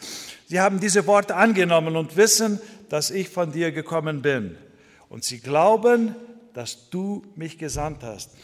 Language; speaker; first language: German; non-native, fluent; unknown